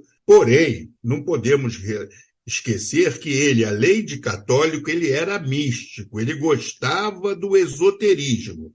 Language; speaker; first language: Portuguese; native; Portuguese